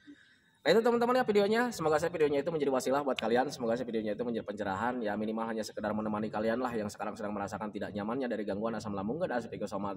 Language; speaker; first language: Indonesian; native; Indonesian